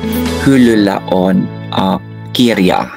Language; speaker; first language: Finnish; non-native, learner; Filipino